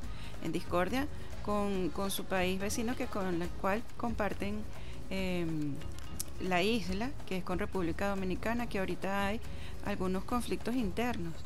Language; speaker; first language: Spanish; native; Spanish